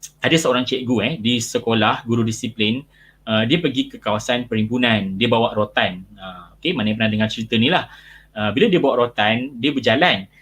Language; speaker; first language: Malay; native; Malay